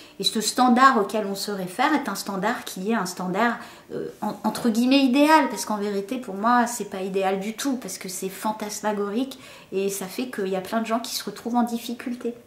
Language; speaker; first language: French; early bilingual, other home language; Kabyle